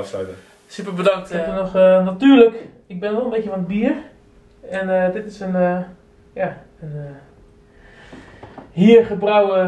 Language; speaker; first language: Dutch; native; Dutch